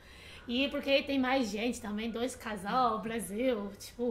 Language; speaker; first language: Portuguese; non-native, fluent; Chinese